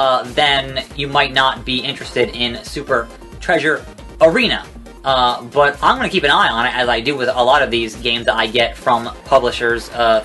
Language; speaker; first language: English; native; English